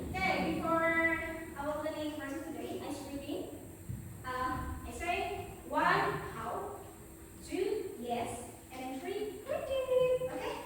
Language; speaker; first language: English; non-native, fluent; Indonesian